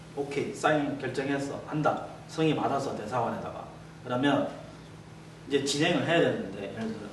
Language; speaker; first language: Korean; non-native, fluent; Chinese